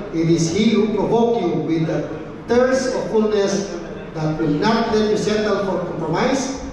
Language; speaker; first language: English; non-native, local second language; Filipino